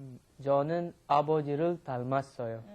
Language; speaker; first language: Korean; non-native, learner; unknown